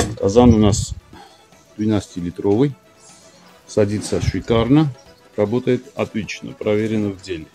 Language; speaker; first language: Russian; non-native, local second language; Georgian